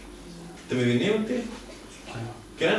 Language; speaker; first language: Hebrew; non-native, fluent; Serbian